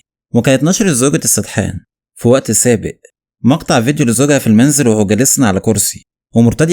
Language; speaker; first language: Arabic; native; Arabic